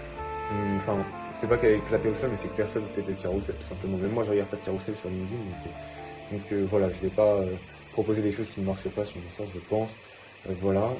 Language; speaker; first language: French; native; French